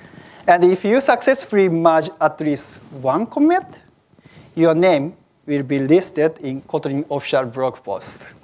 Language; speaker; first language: English; non-native, fluent; Japanese